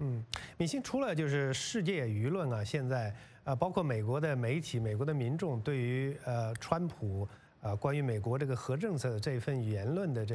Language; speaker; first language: Chinese; native; Chinese